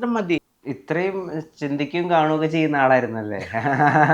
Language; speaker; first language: Malayalam; native; Malayalam